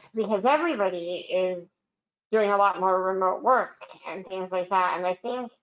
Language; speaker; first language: English; native; English